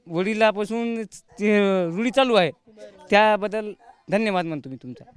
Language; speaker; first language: Marathi; non-native, local second language; Lambadi